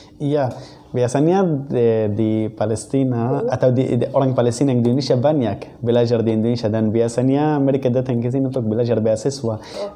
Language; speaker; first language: Indonesian; non-native, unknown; Arabic